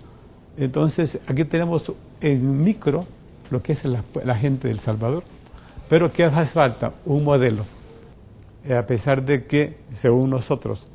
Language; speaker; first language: Spanish; native; Spanish